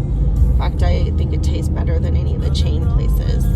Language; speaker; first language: English; native; English